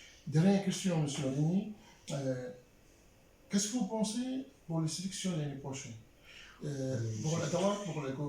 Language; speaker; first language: French; non-native, learner; Arabic